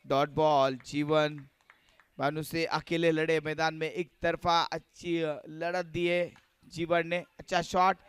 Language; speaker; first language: Hindi; non-native, local second language; Marathi